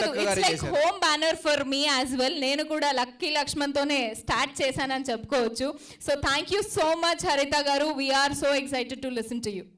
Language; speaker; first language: Telugu; native; Telugu